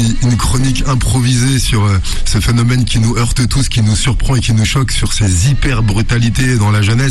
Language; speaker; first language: French; native; French